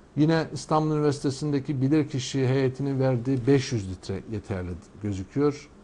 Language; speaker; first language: Turkish; native; Turkish